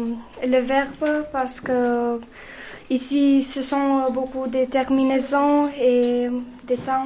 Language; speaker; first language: French; non-native, learner; Romanian